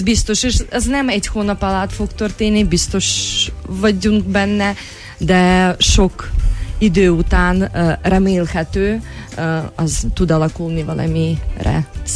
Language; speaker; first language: Hungarian; non-native, fluent; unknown